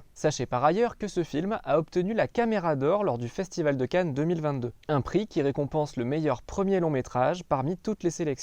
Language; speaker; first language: French; native; French